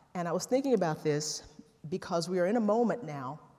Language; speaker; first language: English; native; English